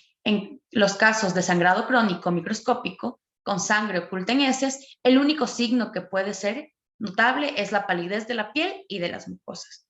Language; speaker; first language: Spanish; native; Spanish